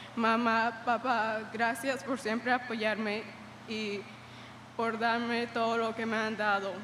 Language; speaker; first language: Spanish; early bilingual, heritage; Spanish